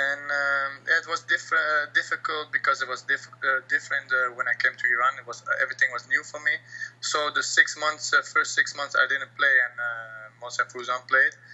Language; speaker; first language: English; non-native, fluent; Dutch